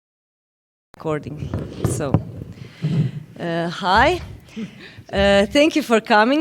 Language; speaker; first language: English; non-native, fluent; Croatian